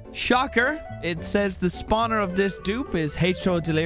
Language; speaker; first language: English; native; English